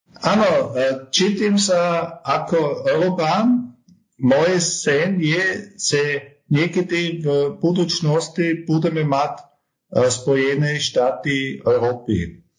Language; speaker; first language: Slovak; non-native, learner; German